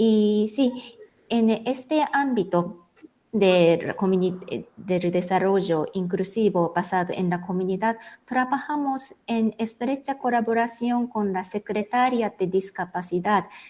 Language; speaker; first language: Spanish; non-native, fluent; Japanese